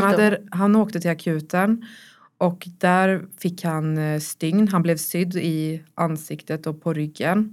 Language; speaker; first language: Swedish; native; Swedish